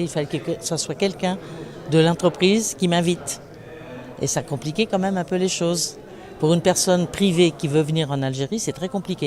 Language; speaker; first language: French; native; French